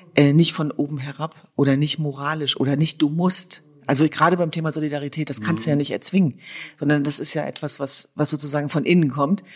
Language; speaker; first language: German; native; German